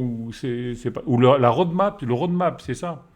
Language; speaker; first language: French; native; French